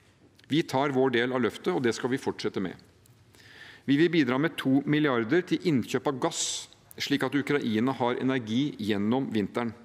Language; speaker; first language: Norwegian; native; Norwegian